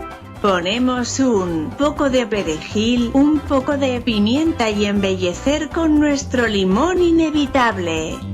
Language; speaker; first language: Spanish; non-native, learner; Italian